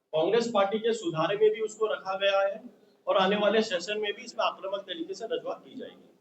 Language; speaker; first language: Hindi; non-native, local second language; Gujarati